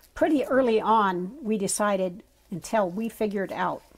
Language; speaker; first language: English; native; English